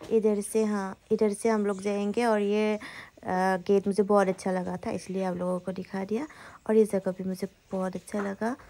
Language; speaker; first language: Hindi; non-native, local second language; Assamese